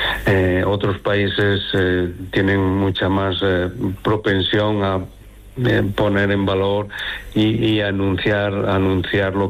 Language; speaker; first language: Spanish; native; Spanish